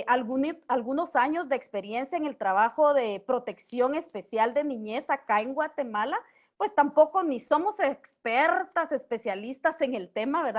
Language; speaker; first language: Spanish; native; Spanish